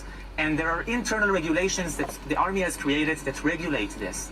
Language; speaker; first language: English; non-native, fluent; Hebrew